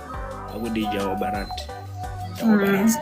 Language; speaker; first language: Indonesian; non-native, learner; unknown